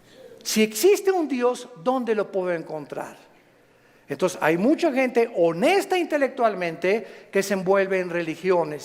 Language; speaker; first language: Spanish; native; Spanish